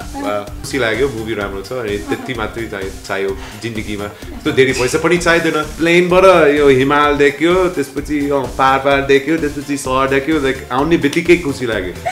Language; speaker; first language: Nepali; non-native, learner; English